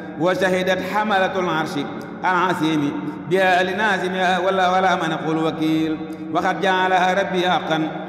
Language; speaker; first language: Arabic; non-native, fluent; Wolof